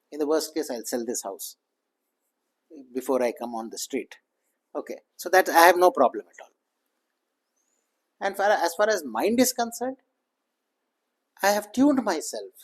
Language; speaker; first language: English; non-native, local second language; Kannada